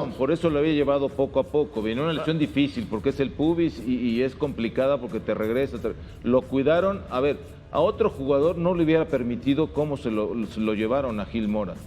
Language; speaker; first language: Spanish; native; Spanish